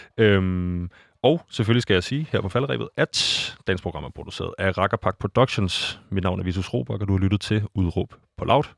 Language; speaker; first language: Danish; native; Danish